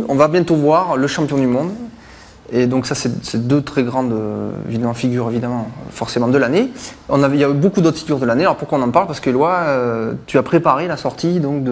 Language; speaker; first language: French; native; French